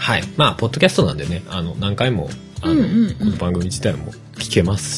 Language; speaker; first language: Japanese; native; Japanese